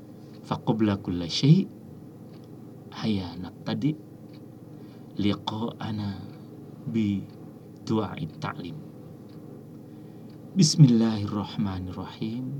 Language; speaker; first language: Arabic; non-native, fluent; Indonesian